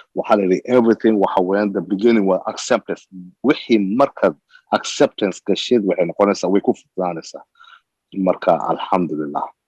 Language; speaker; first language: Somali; early bilingual, heritage; Somali